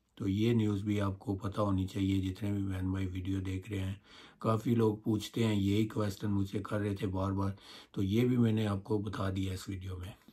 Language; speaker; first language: Urdu; non-native, local second language; Punjabi